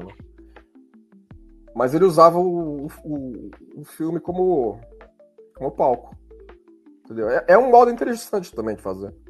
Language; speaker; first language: Portuguese; native; Portuguese